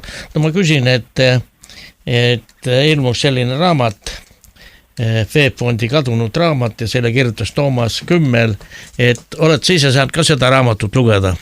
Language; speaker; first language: Estonian; native; Estonian